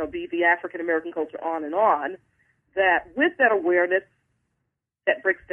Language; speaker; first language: English; native; English